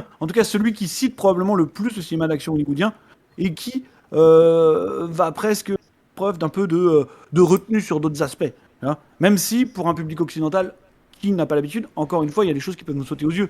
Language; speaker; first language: French; native; French